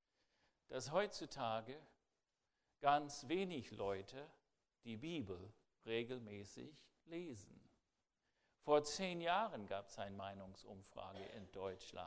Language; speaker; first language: German; non-native, fluent; English